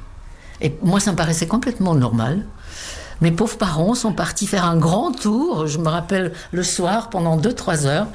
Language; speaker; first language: French; non-native, fluent; Czech